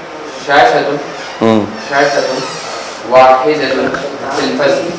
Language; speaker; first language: Arabic; non-native, learner; Urdu